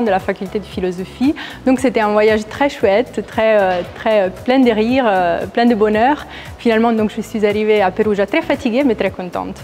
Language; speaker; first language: French; non-native, fluent; Italian